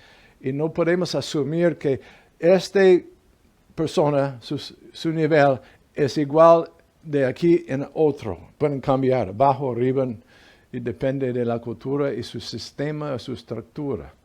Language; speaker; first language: Spanish; non-native, fluent; English